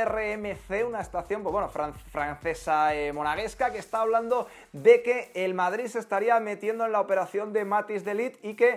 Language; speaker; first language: Spanish; native; Spanish